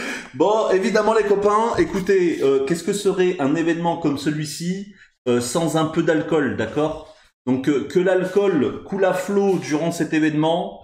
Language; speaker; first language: French; native; French